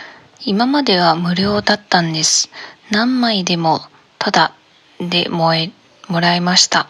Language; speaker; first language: Japanese; non-native, learner; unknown